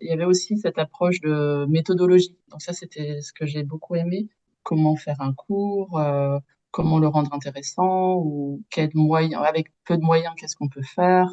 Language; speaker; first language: French; native; French